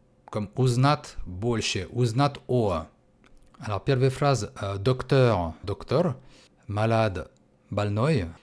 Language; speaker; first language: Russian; non-native, fluent; French